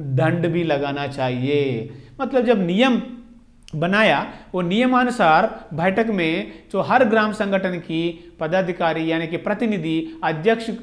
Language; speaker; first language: Hindi; non-native, local second language; Telugu